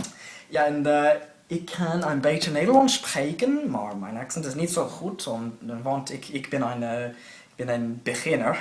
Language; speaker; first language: Dutch; non-native, learner; English